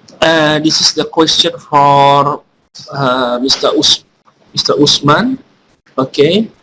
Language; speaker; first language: English; non-native, fluent; Indonesian